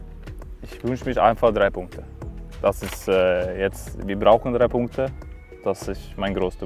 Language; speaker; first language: German; non-native, fluent; Norwegian